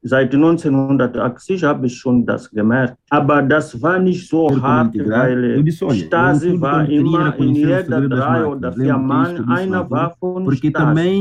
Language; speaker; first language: German; non-native, learner; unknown